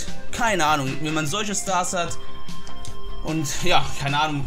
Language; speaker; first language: German; native; German